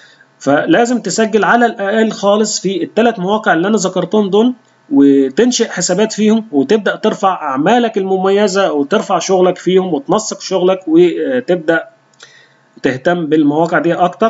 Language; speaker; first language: Arabic; native; Arabic